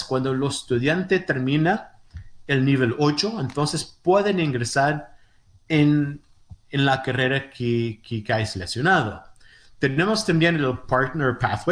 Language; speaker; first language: Spanish; non-native, fluent; Portuguese